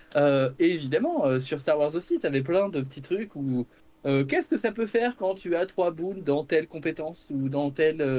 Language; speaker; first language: French; native; French